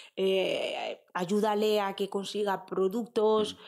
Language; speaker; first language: Spanish; native; Spanish